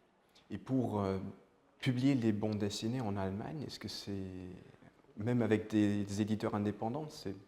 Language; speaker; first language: French; native; French